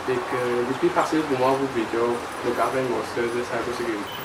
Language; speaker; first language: French; non-native, local second language; Morisyen